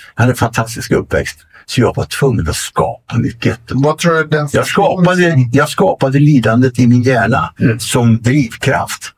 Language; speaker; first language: Swedish; native; Swedish